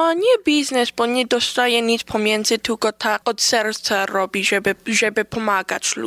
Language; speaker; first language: Polish; early bilingual, heritage; Polish